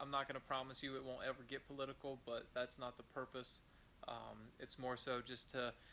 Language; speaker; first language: English; native; English